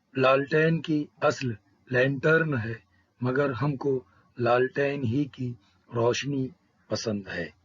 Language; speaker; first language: Urdu; native; Urdu